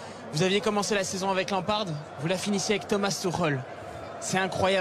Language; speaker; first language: French; native; French